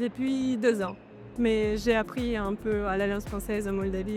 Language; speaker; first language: French; non-native, fluent; Romanian